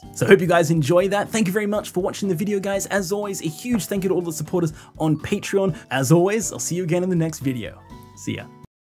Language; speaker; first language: English; native; English